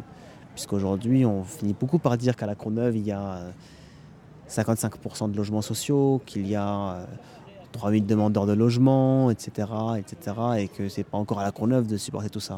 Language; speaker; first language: French; native; French